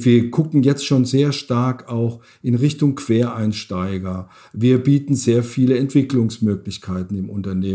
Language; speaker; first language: German; native; German